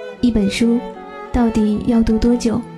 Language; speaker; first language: Chinese; native; Chinese